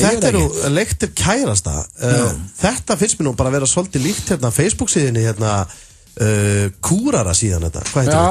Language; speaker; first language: Icelandic; native; Icelandic